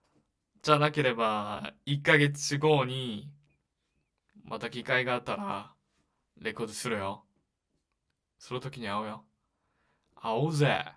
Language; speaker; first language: Japanese; non-native, learner; Korean